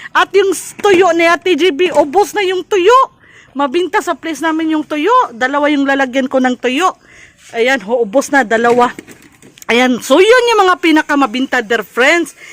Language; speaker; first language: Filipino; non-native, local second language; Cebuano